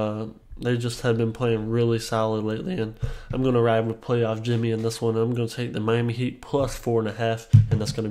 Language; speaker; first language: English; native; English